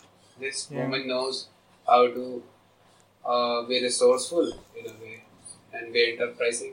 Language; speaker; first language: English; non-native, local second language; Hindi